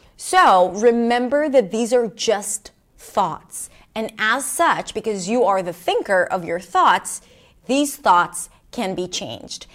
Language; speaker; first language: English; non-native, fluent; Hebrew